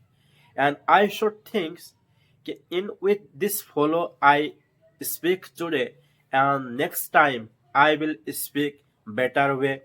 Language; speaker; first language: English; non-native, learner; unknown